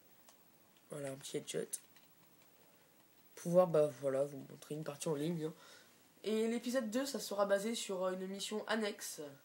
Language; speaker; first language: French; native; French